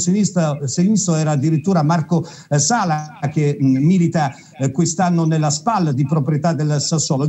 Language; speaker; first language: Italian; native; Italian